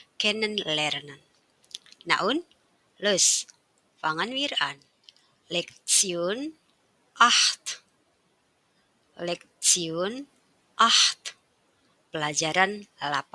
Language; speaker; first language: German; non-native, fluent; Indonesian